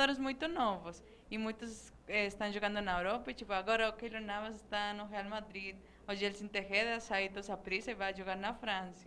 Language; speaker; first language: Portuguese; non-native, fluent; Spanish